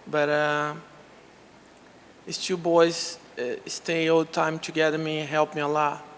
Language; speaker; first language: English; non-native, local second language; Portuguese